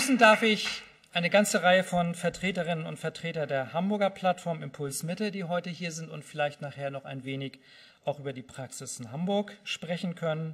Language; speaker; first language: German; native; German